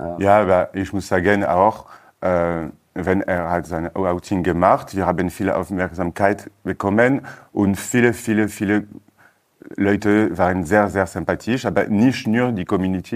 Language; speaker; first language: German; non-native, learner; French